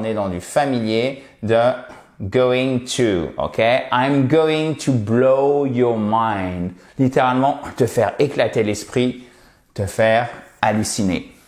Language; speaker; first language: French; native; French